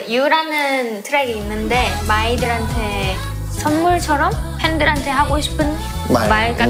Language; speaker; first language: Korean; non-native, fluent; Chinese